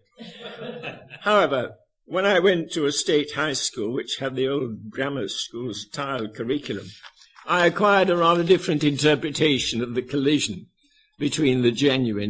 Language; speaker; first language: English; native; English